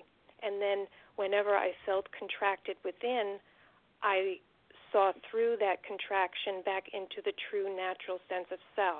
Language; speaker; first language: English; native; English